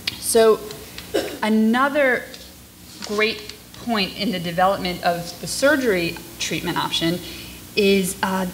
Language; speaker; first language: English; native; English